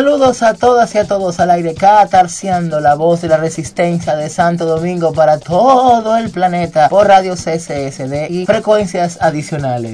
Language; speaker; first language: Spanish; native; Spanish